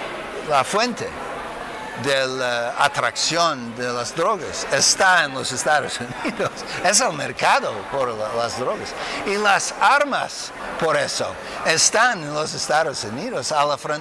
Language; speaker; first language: Spanish; non-native, fluent; English